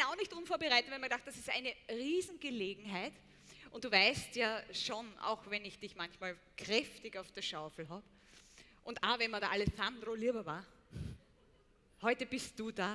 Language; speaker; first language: German; native; German